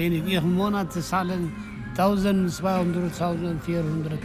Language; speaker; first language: German; non-native, learner; Tigrinya